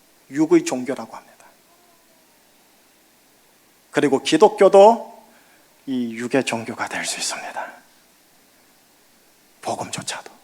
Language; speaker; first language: Korean; native; Korean